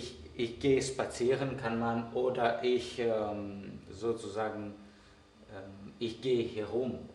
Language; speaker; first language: German; non-native, fluent; Greek